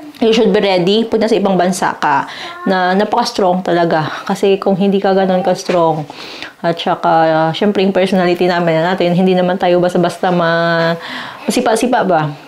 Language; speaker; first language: Filipino; native; Filipino